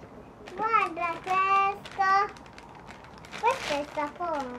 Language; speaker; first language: Italian; early bilingual, heritage; Italian